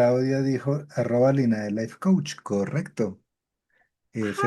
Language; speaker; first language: Spanish; native; Spanish